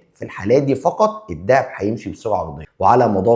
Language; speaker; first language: Arabic; native; Arabic